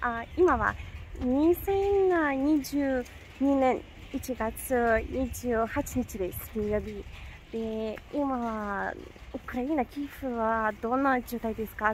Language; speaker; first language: Japanese; non-native, fluent; Ukrainian